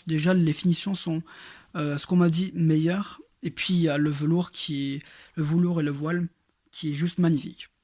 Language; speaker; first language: French; native; French